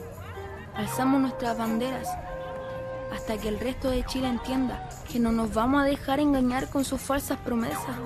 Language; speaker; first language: Spanish; native; Spanish